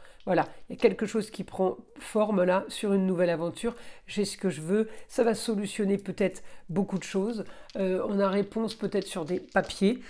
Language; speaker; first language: French; native; French